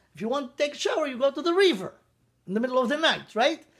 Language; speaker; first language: English; non-native, fluent; Hebrew